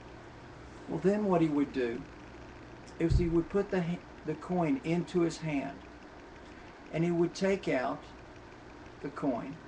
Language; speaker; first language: English; native; English